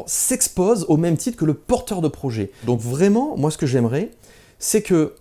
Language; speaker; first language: French; native; French